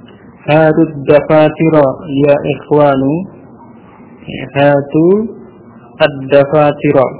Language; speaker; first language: Arabic; non-native, fluent; Indonesian